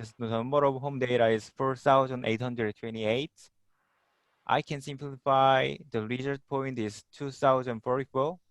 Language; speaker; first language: English; non-native, learner; Korean